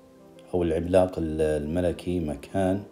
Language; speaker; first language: Arabic; native; Arabic